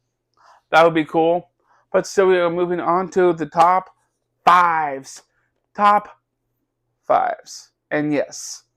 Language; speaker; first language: English; native; English